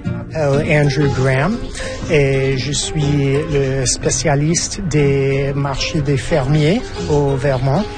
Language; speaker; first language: French; non-native, fluent; English